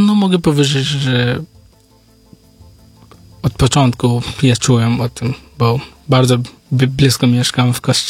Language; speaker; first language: Polish; non-native, learner; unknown